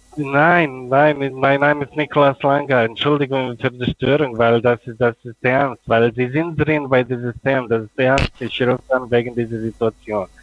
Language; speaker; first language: German; non-native, learner; Russian